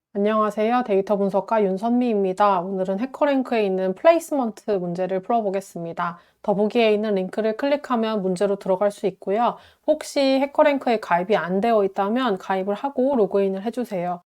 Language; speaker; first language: Korean; native; Korean